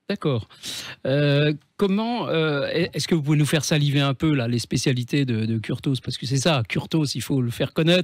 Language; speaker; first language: French; native; French